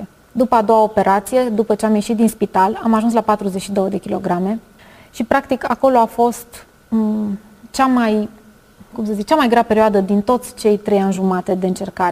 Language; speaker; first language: Romanian; native; Romanian